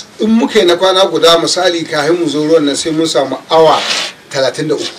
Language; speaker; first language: Hausa; native; Hausa